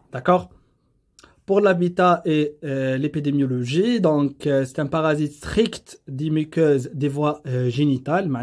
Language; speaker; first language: French; non-native, local second language; Arabic